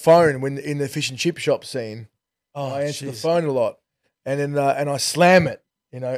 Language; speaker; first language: English; native; English